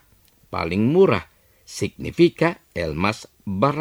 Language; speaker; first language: Spanish; non-native, fluent; Indonesian